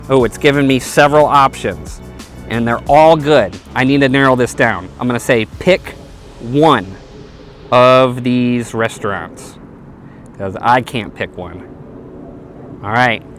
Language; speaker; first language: English; native; English